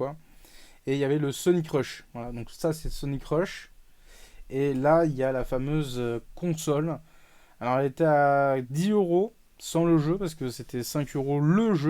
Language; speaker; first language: French; native; French